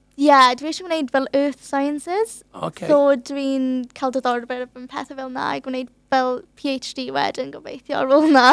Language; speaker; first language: Welsh; non-native, local second language; English